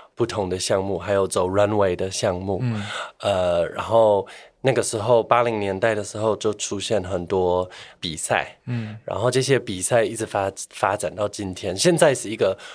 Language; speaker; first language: Chinese; non-native, fluent; English